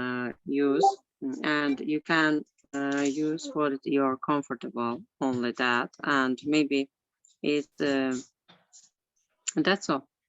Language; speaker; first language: English; non-native, learner; Azerbaijani